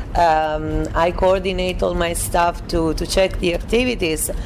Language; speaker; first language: English; non-native, fluent; Italian